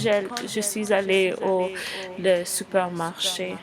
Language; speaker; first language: French; non-native, learner; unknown